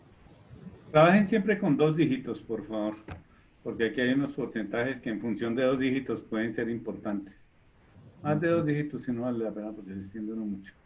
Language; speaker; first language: Spanish; native; Spanish